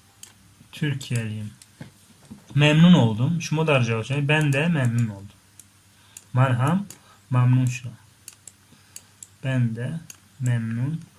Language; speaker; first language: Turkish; non-native, fluent; Tajik